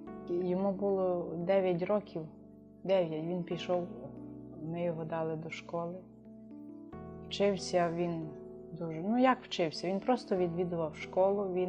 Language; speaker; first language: Ukrainian; native; Ukrainian